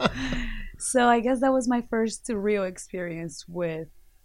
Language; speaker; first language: English; non-native, fluent; Portuguese